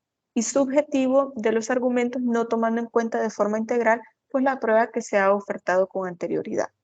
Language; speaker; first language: Spanish; native; Spanish